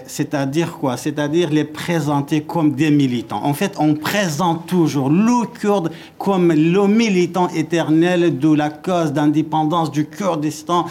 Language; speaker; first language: French; non-native, fluent; Kurdish